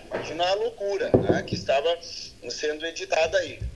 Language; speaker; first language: Portuguese; native; Portuguese